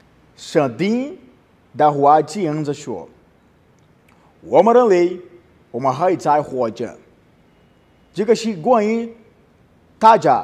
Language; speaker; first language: Chinese; non-native, learner; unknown